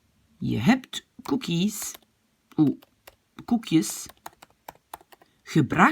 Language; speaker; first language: Dutch; non-native, fluent; French